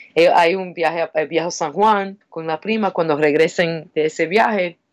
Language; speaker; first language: Spanish; non-native, fluent; English